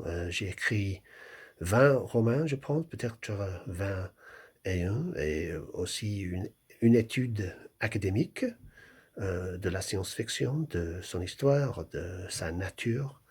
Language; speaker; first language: French; non-native, fluent; English